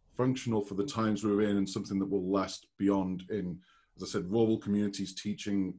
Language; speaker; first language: English; native; English